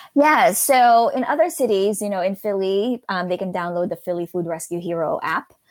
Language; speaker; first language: English; non-native, local second language; Filipino